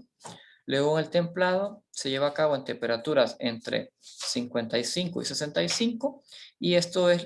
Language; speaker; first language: Spanish; native; Spanish